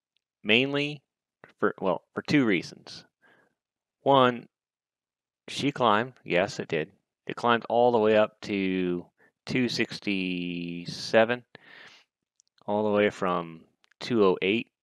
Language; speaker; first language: English; native; English